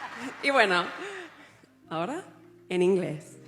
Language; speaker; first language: Spanish; non-native, learner; English